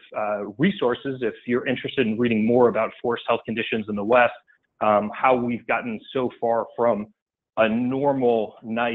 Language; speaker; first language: English; native; English